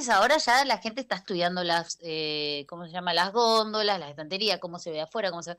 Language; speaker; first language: Spanish; native; Spanish